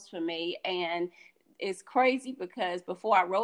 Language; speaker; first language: English; native; English